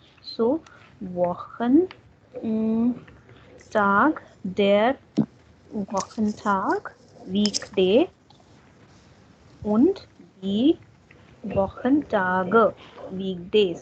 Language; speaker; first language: German; non-native, learner; Hindi